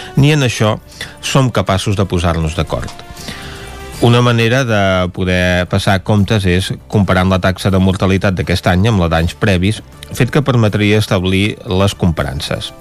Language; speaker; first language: Catalan; native; Catalan